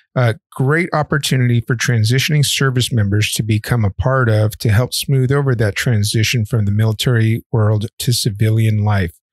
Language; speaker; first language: English; native; English